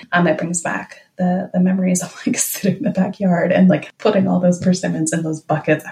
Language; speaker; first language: English; native; English